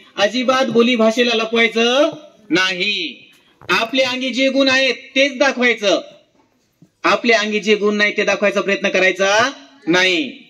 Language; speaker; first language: Marathi; non-native, local second language; Urdu